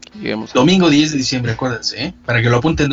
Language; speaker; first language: Spanish; native; Spanish